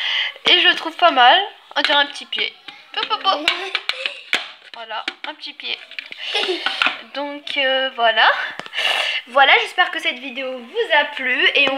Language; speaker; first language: French; native; French